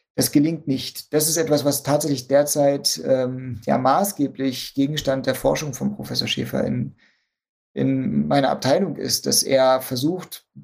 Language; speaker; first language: German; native; German